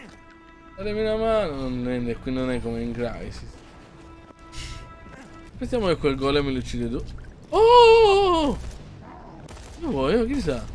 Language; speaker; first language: Italian; native; Italian